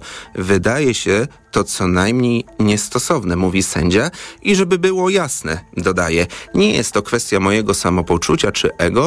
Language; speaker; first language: Polish; native; Polish